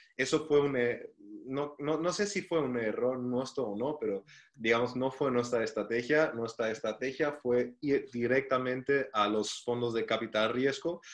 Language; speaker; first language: Spanish; non-native, fluent; German